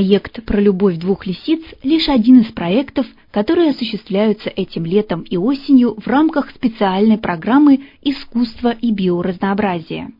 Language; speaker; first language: Russian; native; Russian